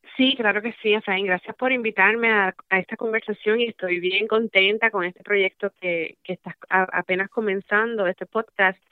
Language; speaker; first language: Spanish; early bilingual, heritage; Spanish